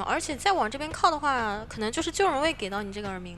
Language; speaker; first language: Chinese; native; Chinese